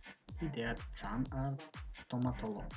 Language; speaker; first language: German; non-native, fluent; Macedonian